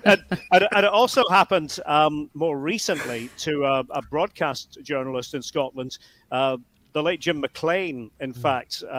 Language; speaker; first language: English; native; English